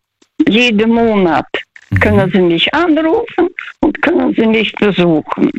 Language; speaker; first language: German; early bilingual, heritage; Russian